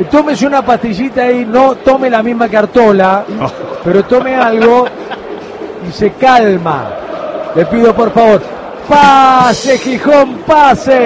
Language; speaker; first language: Spanish; native; Spanish